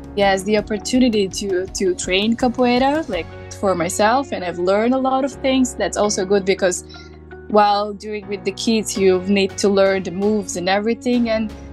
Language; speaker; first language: English; non-native, learner; Macedonian